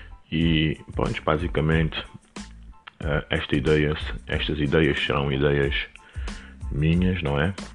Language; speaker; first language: Portuguese; native; Portuguese